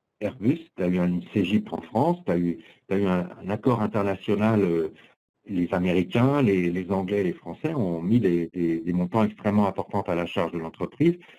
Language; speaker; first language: French; native; French